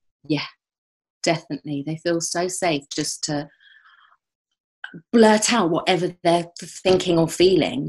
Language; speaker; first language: English; native; English